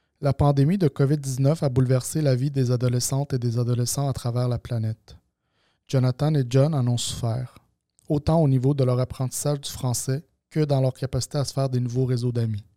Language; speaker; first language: French; native; French